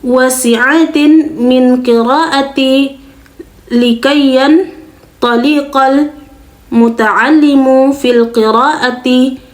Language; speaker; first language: Arabic; non-native, learner; Indonesian